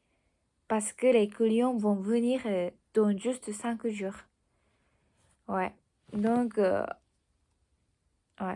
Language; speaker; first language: French; non-native, learner; Japanese